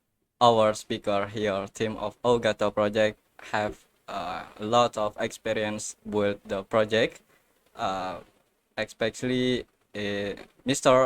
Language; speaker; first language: English; non-native, learner; Indonesian